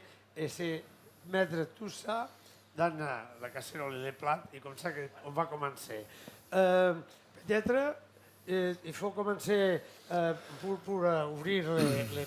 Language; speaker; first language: French; non-native, fluent; Catalan